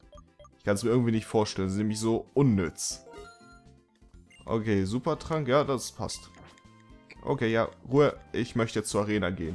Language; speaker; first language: German; native; German